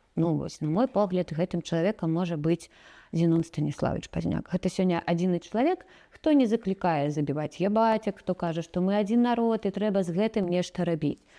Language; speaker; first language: Belarusian; non-native, local second language; Russian